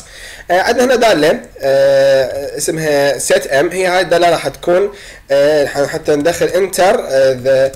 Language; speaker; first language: Arabic; native; Arabic